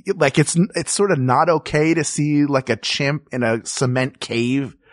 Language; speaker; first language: English; native; English